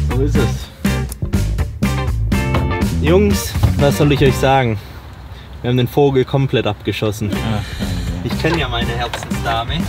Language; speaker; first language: German; native; German